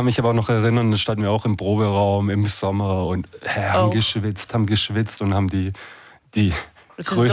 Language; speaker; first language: German; native; German